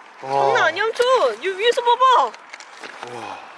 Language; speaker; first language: Korean; native; Korean